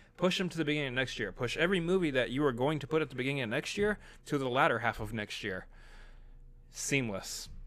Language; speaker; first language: English; native; English